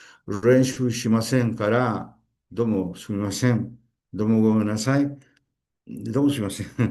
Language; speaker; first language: Japanese; non-native, learner; Spanish